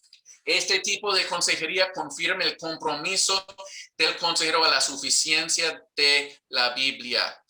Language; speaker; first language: Spanish; non-native, fluent; English